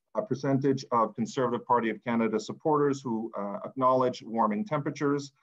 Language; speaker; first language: English; native; English